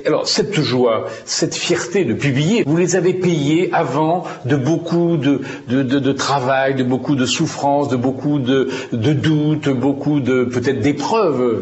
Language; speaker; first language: French; native; French